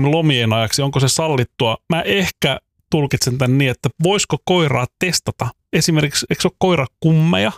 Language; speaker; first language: Finnish; native; Finnish